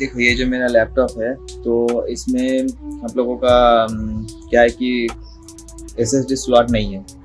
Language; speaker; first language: Hindi; non-native, local second language; Bangla